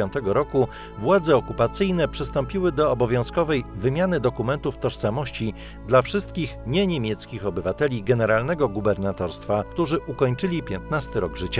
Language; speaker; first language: Polish; native; Polish